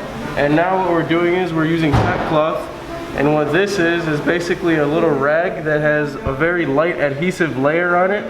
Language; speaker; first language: English; native; English